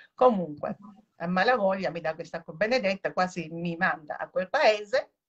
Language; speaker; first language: Italian; native; Italian